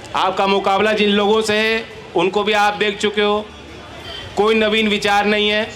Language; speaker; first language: Hindi; native; Hindi